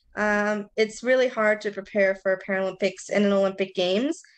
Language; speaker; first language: English; native; English